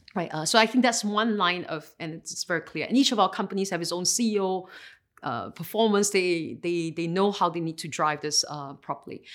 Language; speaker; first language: English; native; English